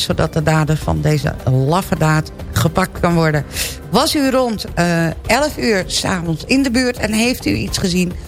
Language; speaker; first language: Dutch; native; Dutch